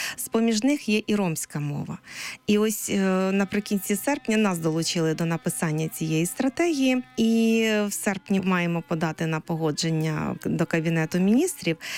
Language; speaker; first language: Ukrainian; native; Ukrainian